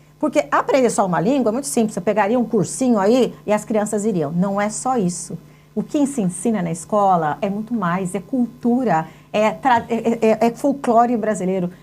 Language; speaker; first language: Portuguese; native; Portuguese